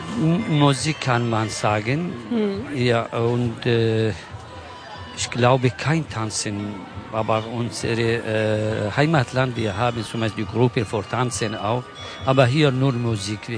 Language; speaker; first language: German; non-native, learner; Kurdish